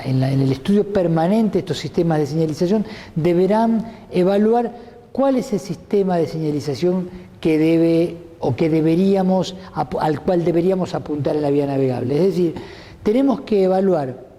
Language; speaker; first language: Spanish; native; Spanish